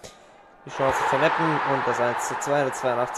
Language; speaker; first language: German; native; German